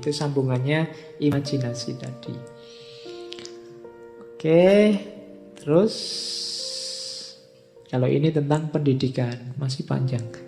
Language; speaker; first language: Indonesian; native; Indonesian